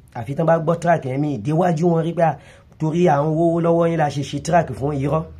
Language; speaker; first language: Yoruba; non-native, local second language; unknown